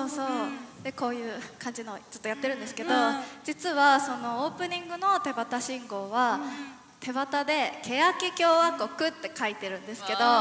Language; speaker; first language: Japanese; native; Japanese